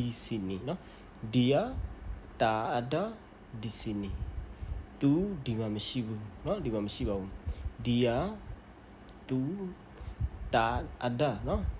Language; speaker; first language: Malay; non-native, fluent; Burmese